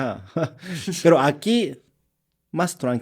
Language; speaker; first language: Spanish; non-native, learner; Japanese